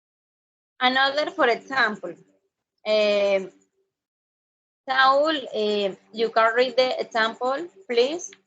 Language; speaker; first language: English; non-native, learner; Spanish